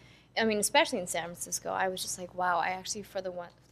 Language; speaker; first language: English; non-native, fluent; Dutch